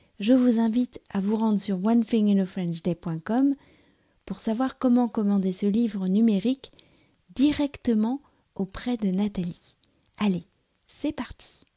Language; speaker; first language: French; native; French